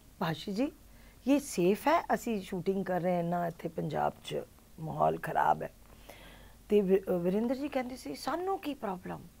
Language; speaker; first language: Punjabi; early bilingual, heritage; Punjabi